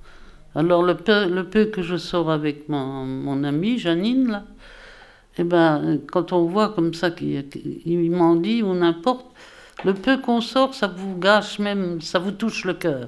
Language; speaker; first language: French; native; French